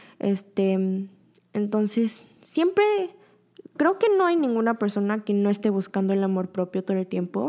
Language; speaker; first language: Spanish; early bilingual, other home language; Korean